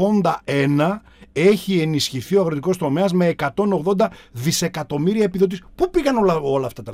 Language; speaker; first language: Greek; native; Greek